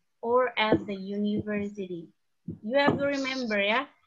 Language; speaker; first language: English; non-native, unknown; Indonesian